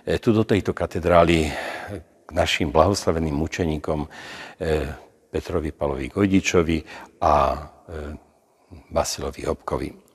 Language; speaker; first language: Slovak; native; Slovak